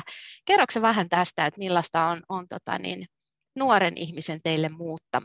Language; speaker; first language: Finnish; native; Finnish